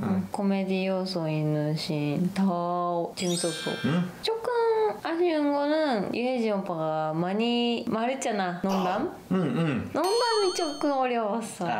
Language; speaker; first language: Korean; non-native, learner; Japanese